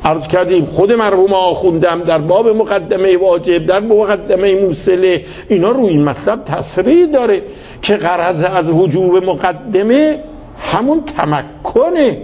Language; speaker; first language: Persian; native; Persian